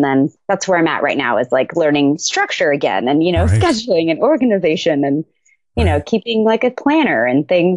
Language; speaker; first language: English; native; English